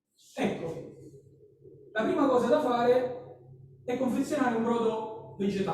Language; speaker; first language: Italian; native; Italian